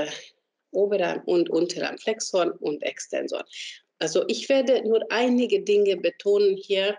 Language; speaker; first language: German; non-native, fluent; Hungarian